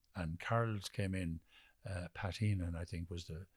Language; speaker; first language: English; native; English